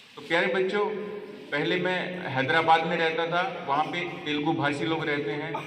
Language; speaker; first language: Hindi; native; Hindi